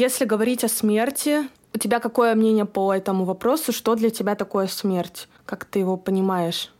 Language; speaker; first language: Russian; native; Russian